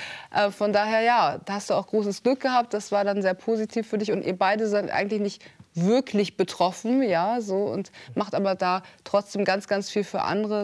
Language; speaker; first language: German; native; German